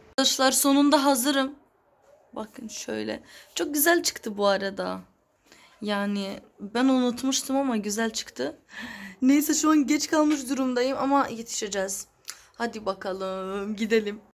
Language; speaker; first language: Turkish; early bilingual, other home language; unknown